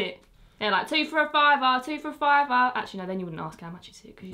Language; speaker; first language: English; native; English